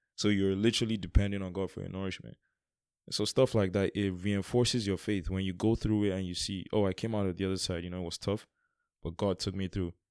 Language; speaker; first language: English; non-native, local second language; Yoruba